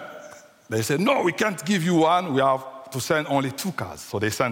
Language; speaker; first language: English; non-native, fluent; French